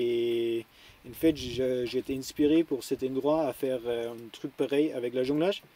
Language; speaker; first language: French; non-native, learner; German